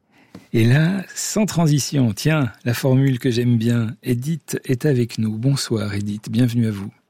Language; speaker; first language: French; native; French